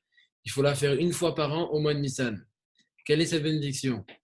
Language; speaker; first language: French; native; French